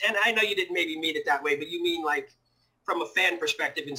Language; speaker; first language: English; native; English